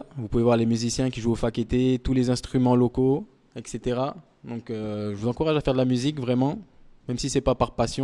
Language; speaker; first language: French; native; French